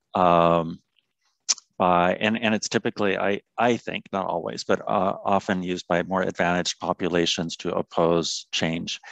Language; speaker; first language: English; native; English